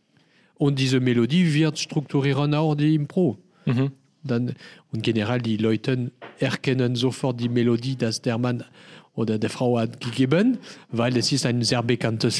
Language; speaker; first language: German; non-native, learner; French